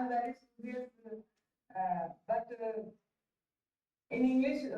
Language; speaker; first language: English; non-native, learner; Hindi